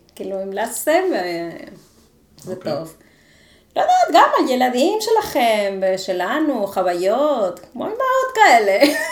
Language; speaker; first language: Hebrew; non-native, fluent; Spanish